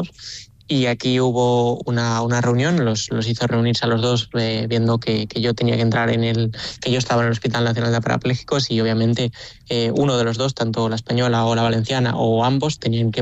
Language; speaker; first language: Spanish; native; Spanish